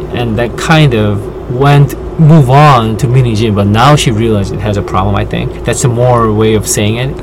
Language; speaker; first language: English; non-native, fluent; Korean